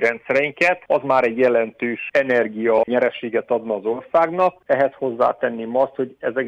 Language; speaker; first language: Hungarian; native; Hungarian